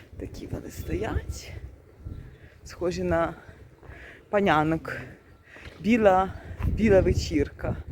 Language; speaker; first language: Ukrainian; native; Ukrainian